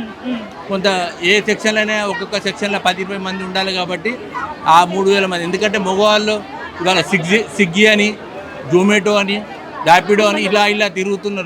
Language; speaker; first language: Telugu; native; Telugu